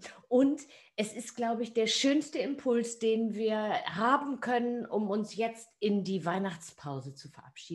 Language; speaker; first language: German; native; German